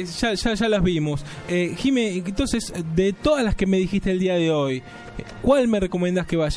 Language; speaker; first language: Spanish; native; Spanish